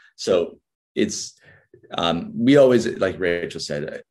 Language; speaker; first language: English; native; English